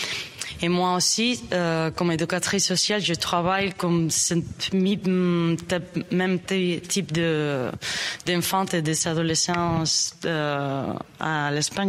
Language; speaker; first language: French; non-native, learner; Spanish